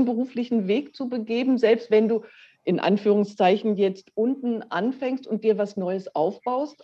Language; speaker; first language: German; native; German